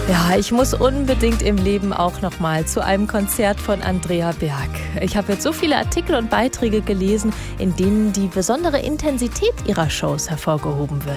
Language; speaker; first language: German; native; German